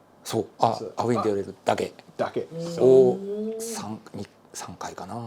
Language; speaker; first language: Japanese; native; Japanese